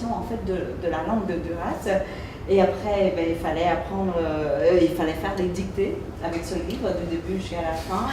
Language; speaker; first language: French; early bilingual, other home language; Vietnamese